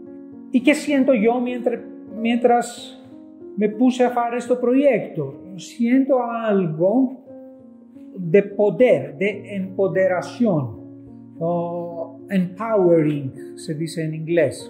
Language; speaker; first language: Spanish; non-native, fluent; Greek